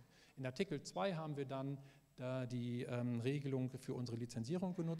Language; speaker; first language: German; native; German